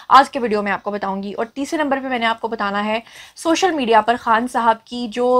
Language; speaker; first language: Urdu; native; Urdu